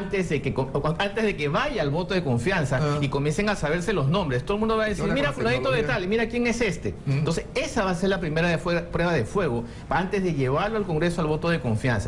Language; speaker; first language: Spanish; native; Spanish